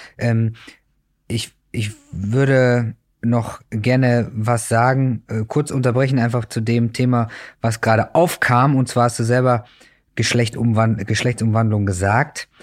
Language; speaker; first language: German; native; German